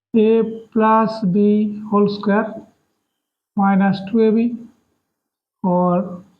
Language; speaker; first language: English; non-native, local second language; Bangla